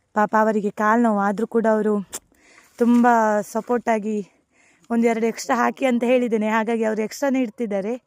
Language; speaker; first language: Kannada; non-native, local second language; Tulu